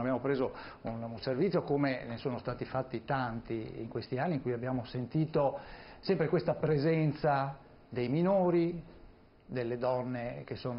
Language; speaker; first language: Italian; native; Italian